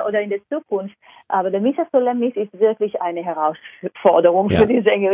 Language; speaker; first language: German; non-native, fluent; Hebrew